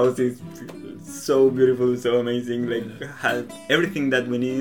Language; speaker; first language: English; non-native, learner; Spanish